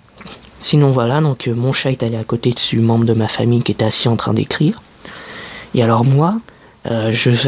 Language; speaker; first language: French; native; French